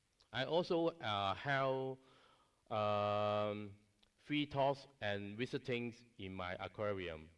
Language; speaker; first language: English; non-native, learner; Cantonese